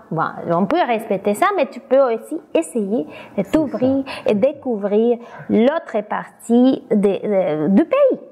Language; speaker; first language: French; non-native, fluent; Spanish